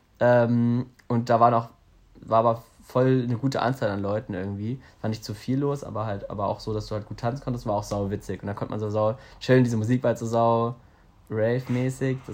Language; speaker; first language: German; native; German